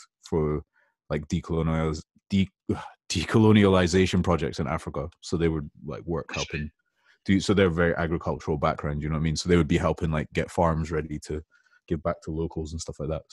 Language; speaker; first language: English; native; English